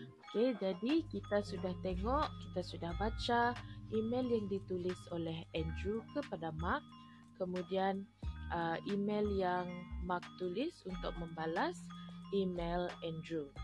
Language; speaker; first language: Malay; native; Malay